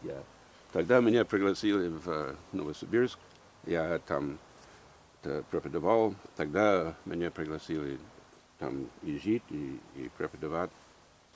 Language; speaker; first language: Russian; early bilingual, heritage; English